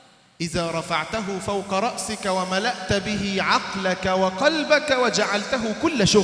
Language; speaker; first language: Arabic; native; Arabic